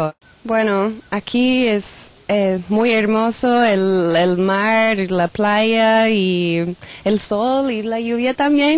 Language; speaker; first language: Spanish; non-native, fluent; English